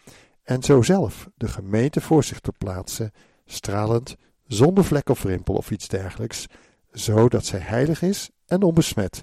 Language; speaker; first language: Dutch; native; Dutch